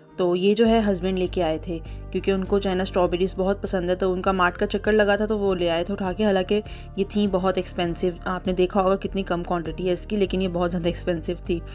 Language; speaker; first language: Urdu; native; Urdu